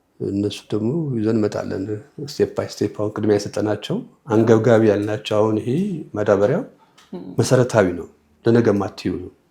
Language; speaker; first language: Amharic; native; Amharic